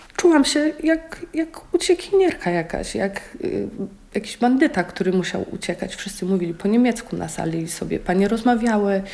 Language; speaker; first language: Polish; native; Polish